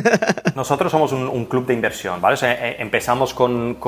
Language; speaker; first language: Spanish; non-native, fluent; Dutch